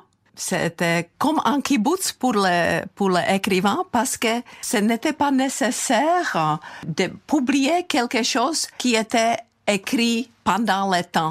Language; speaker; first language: French; non-native, fluent; Czech